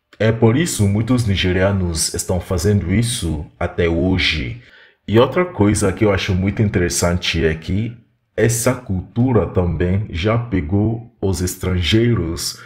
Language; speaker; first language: Portuguese; non-native, fluent; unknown